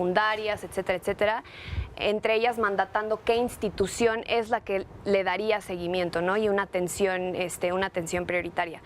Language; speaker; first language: Spanish; native; Spanish